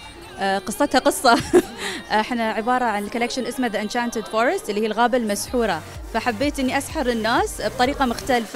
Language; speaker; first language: Arabic; native; Arabic